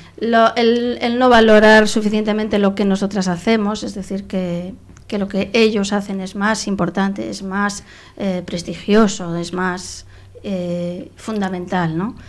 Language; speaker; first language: Spanish; non-native, local second language; Catalan